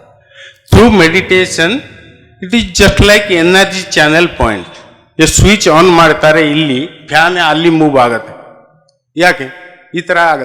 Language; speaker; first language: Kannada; non-native, local second language; Odia